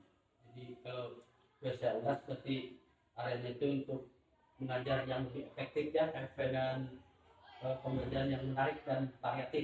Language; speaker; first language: Indonesian; native; Indonesian